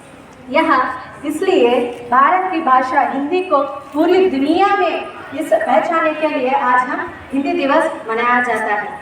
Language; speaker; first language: Hindi; non-native, local second language; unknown